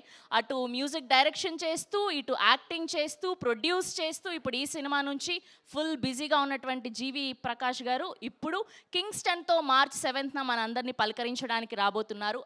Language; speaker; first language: Telugu; native; Telugu